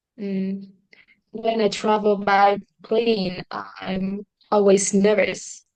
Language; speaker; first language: English; non-native, learner; Vietnamese